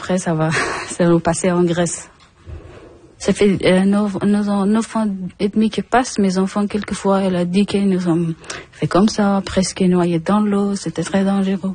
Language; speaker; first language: French; non-native, learner; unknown